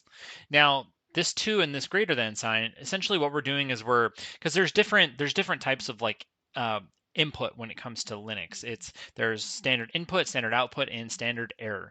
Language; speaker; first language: English; native; English